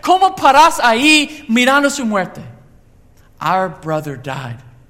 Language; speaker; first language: Spanish; non-native, learner; English